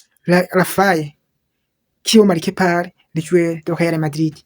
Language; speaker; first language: French; non-native, local second language; Kinyarwanda